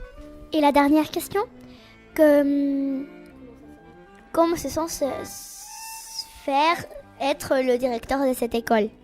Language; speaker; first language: French; non-native, learner; Spanish